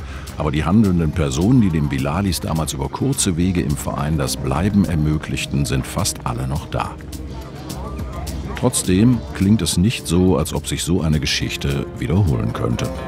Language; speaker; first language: German; native; German